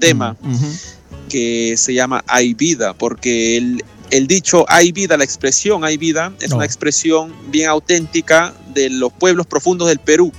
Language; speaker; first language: Spanish; native; Spanish